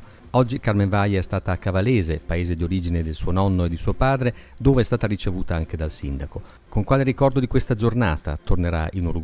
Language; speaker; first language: Italian; native; Italian